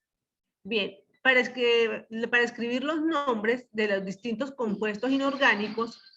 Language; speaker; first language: Spanish; native; Spanish